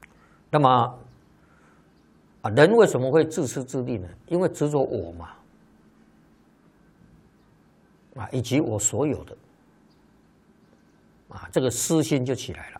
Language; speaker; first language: Chinese; native; Chinese